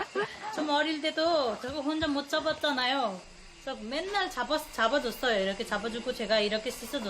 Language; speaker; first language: Korean; non-native, learner; Nepali